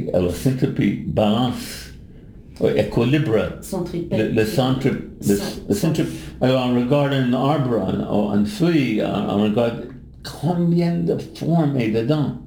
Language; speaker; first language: French; non-native, learner; English